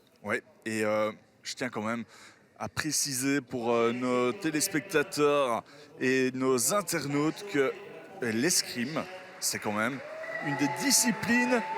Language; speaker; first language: French; native; French